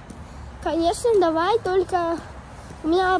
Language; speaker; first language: Russian; early bilingual, heritage; Russian